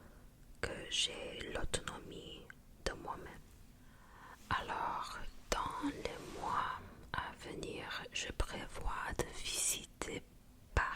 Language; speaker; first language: French; non-native, fluent; Japanese